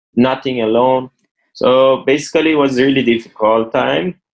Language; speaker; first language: English; non-native, fluent; Persian